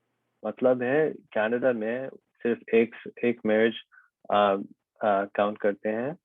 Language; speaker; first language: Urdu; early bilingual, heritage; Urdu